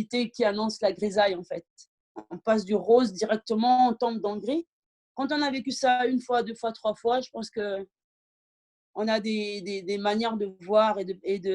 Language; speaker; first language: French; early bilingual, other home language; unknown